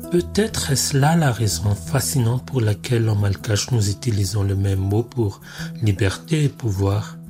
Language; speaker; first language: French; non-native, local second language; Malagasy